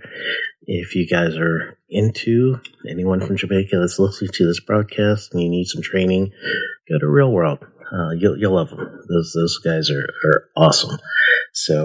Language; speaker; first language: English; native; English